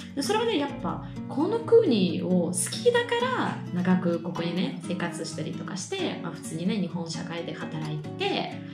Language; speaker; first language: Japanese; non-native, fluent; Russian